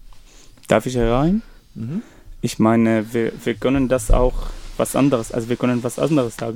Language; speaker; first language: German; non-native, fluent; Arabic